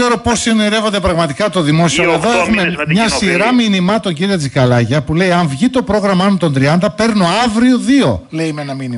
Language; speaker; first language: Greek; native; Greek